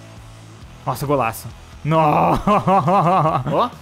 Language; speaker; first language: Portuguese; native; Portuguese